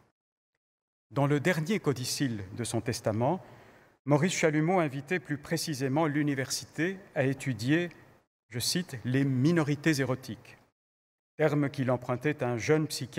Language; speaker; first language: French; native; French